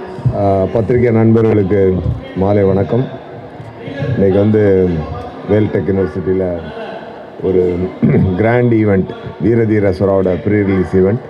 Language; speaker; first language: Tamil; native; Tamil